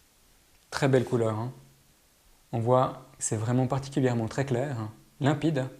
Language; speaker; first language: French; native; French